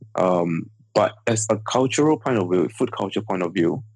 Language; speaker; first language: English; native; English